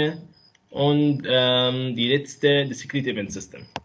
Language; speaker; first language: German; non-native, learner; Arabic